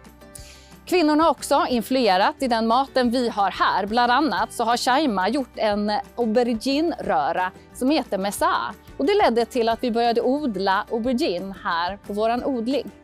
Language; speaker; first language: Swedish; native; Swedish